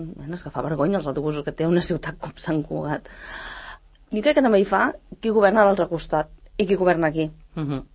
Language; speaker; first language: Catalan; native; Catalan